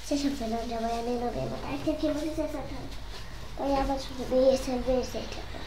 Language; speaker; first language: Polish; early bilingual, heritage; Polish